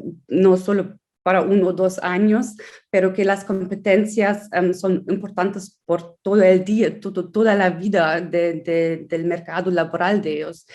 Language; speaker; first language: Spanish; non-native, fluent; German